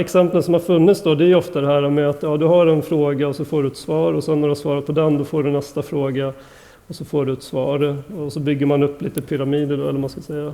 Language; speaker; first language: Swedish; native; Swedish